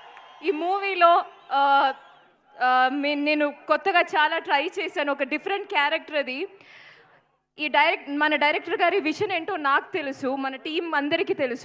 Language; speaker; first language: Telugu; non-native, local second language; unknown